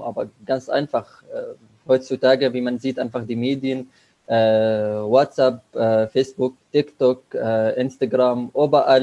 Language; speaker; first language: German; non-native, learner; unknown